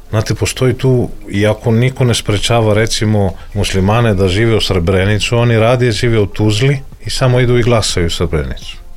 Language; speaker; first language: Serbian; non-native, fluent; Greek